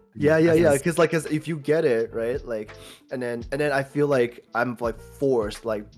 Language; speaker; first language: English; early bilingual, other home language; Chinese